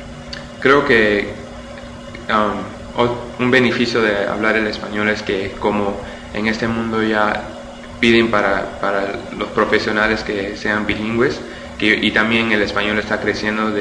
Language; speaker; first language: Spanish; early bilingual, heritage; Spanish